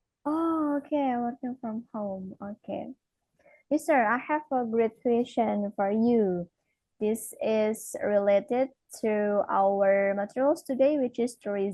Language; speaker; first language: English; non-native, fluent; Indonesian